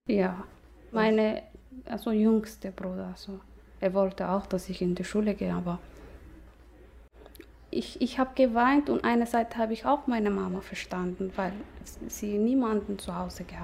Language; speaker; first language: German; non-native, learner; Somali